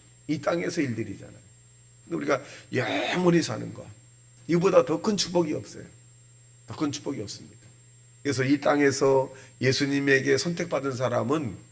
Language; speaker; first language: Korean; native; Korean